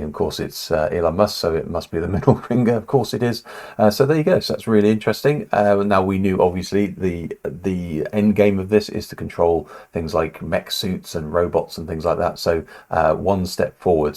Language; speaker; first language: English; native; English